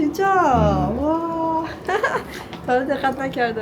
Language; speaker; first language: Korean; non-native, learner; Persian